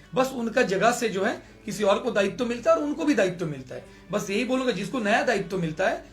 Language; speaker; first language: Hindi; non-native, local second language; Bangla